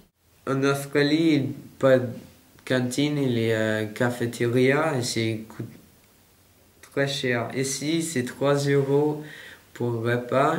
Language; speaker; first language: French; non-native, learner; English